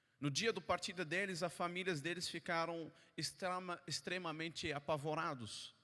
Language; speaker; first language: Portuguese; non-native, fluent; Arabic